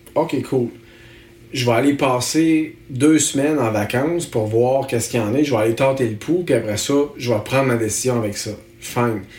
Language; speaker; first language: French; native; French